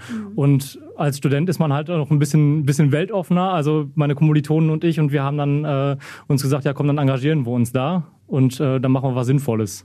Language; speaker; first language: German; native; German